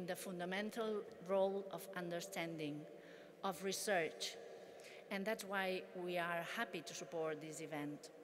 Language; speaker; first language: English; non-native, fluent; Catalan